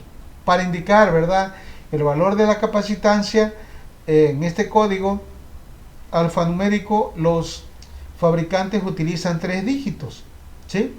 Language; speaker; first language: Spanish; native; Spanish